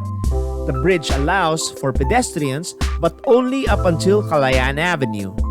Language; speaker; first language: English; non-native, local second language; Filipino